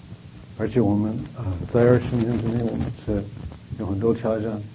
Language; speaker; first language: Chinese; non-native, fluent; English